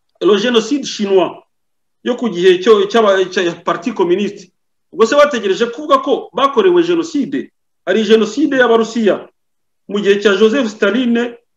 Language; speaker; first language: Kinyarwanda; native; Kinyarwanda